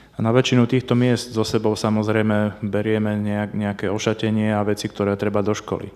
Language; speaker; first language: Slovak; native; Slovak